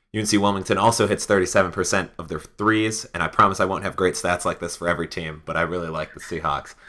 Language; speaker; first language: English; native; English